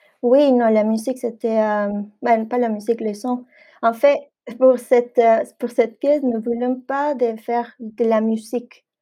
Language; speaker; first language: French; non-native, fluent; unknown